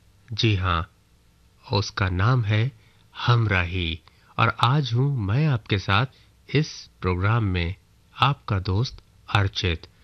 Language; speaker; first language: Hindi; native; Hindi